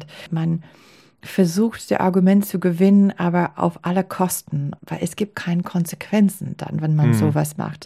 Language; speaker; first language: German; non-native, fluent; English